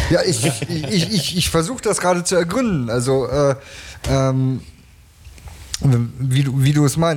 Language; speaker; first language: German; native; German